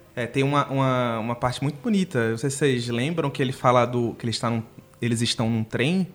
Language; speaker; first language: Portuguese; native; Portuguese